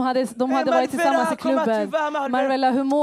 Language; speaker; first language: Swedish; early bilingual, other home language; Kinyarwanda